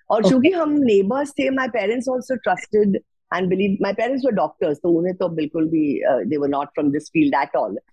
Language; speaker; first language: Hindi; non-native, local second language; Marathi